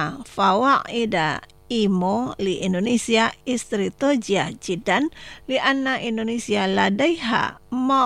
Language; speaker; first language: Arabic; non-native, fluent; Indonesian